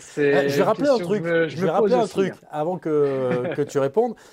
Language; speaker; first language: French; native; French